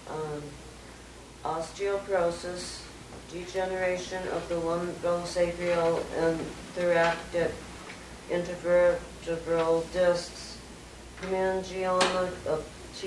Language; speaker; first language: English; native; English